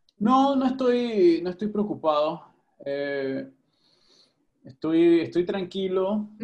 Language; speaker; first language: Spanish; native; Spanish